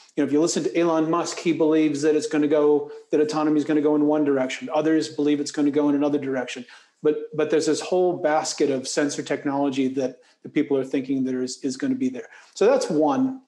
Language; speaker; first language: English; native; English